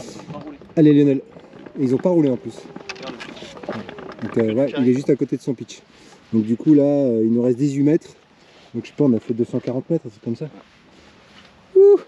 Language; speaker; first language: French; native; French